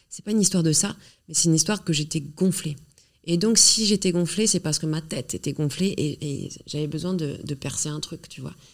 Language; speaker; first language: French; native; French